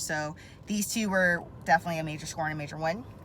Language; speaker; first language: English; native; English